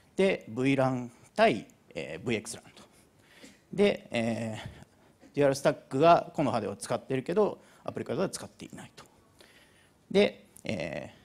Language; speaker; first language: Japanese; native; Japanese